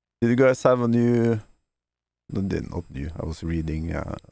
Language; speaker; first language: English; non-native, fluent; Norwegian